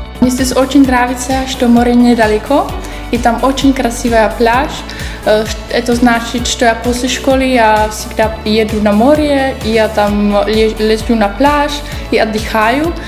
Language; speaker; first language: Russian; non-native, learner; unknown